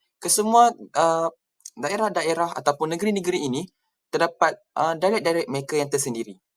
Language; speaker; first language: Malay; native; Malay